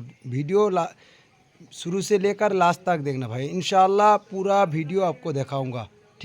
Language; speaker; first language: Hindi; non-native, local second language; Bangla